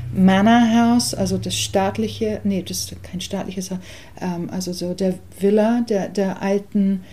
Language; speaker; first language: German; early bilingual, other home language; English